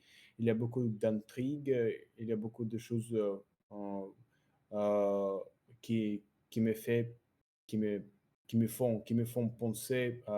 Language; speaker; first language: French; non-native, learner; Russian